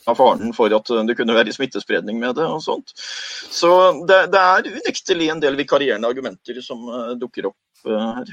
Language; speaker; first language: Norwegian; native; Norwegian